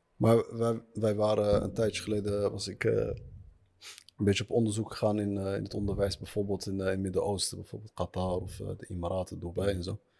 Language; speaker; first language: Dutch; early bilingual, other home language; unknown